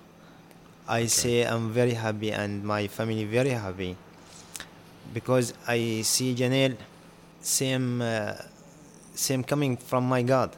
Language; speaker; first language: English; non-native, learner; Arabic